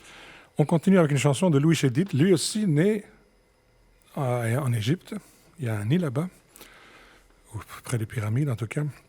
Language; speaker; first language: French; native; French